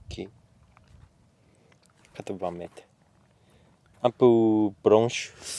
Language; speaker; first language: French; non-native, learner; Japanese